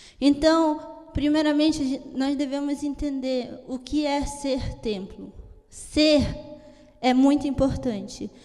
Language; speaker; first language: Portuguese; early bilingual, heritage; Italian